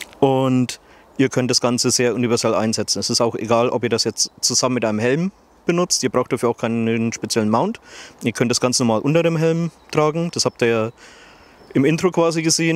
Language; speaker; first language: German; native; German